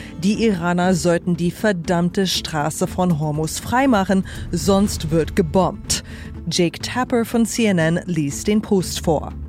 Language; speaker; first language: German; native; German